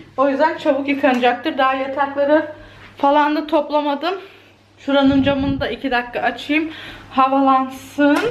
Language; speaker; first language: Turkish; early bilingual, heritage; Turkish